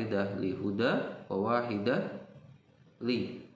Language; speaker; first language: Arabic; non-native, fluent; Indonesian